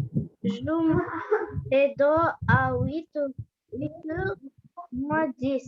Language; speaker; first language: French; non-native, learner; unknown